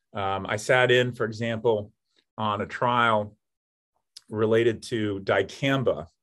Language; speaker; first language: English; native; English